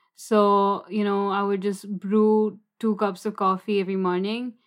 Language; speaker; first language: English; non-native, local second language; Hindi